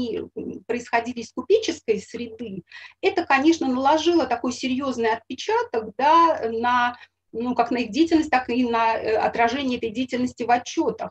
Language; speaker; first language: Russian; native; Russian